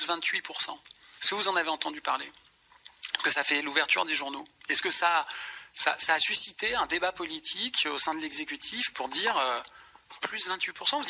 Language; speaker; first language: French; native; French